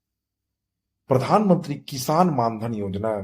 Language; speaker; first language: Hindi; native; Hindi